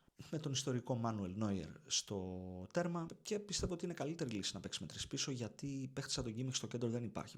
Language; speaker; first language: Greek; native; Greek